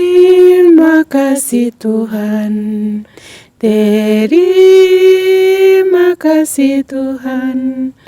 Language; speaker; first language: Indonesian; non-native, learner; Swahili